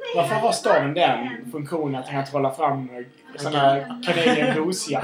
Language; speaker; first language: Swedish; native; Swedish